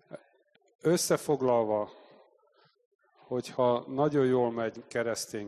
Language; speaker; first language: Hungarian; native; Hungarian